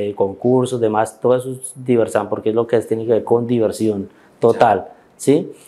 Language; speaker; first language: Spanish; native; Spanish